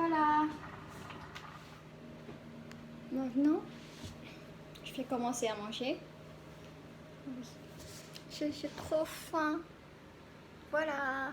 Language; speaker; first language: French; non-native, learner; Korean